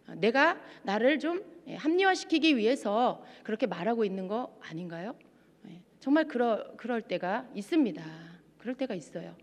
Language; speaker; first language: Korean; native; Korean